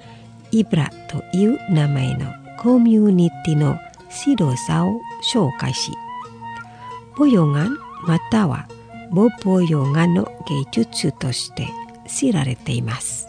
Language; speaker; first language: Japanese; non-native, fluent; Indonesian